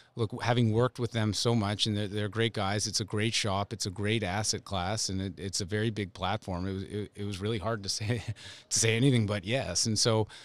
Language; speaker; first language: English; native; English